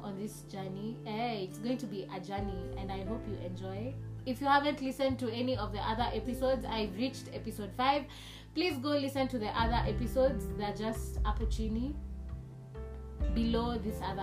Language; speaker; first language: English; non-native, local second language; Swahili